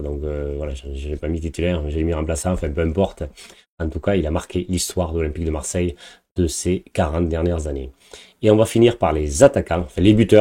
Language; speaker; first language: French; native; French